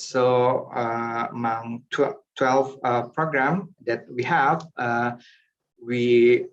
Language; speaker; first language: English; non-native, fluent; Indonesian